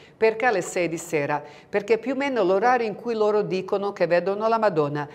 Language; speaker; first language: Italian; non-native, fluent; Bosnian